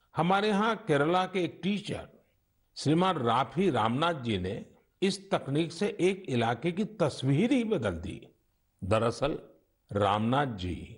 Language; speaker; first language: Hindi; non-native, local second language; Gujarati